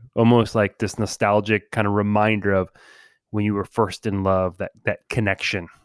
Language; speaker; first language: English; early bilingual, other home language; Spanish